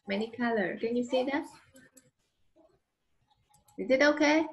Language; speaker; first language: English; non-native, learner; Vietnamese